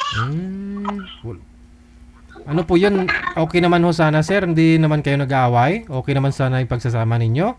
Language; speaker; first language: Filipino; native; Filipino